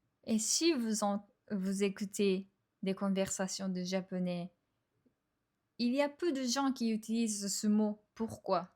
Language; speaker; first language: French; non-native, fluent; Japanese